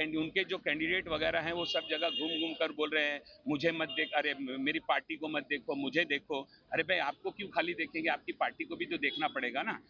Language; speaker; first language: Hindi; native; Hindi